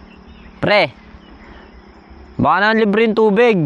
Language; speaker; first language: Filipino; native; Filipino